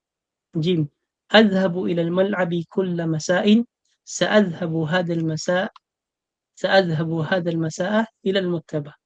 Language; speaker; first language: Arabic; non-native, fluent; Filipino